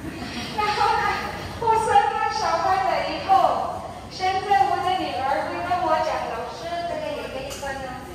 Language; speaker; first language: Chinese; non-native, learner; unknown